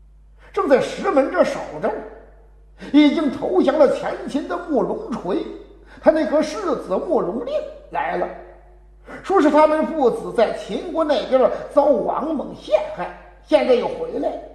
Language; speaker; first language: Chinese; native; Chinese